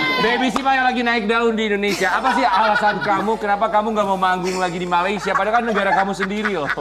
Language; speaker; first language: Indonesian; native; Indonesian